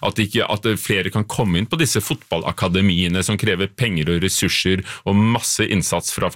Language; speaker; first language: Norwegian; native; Norwegian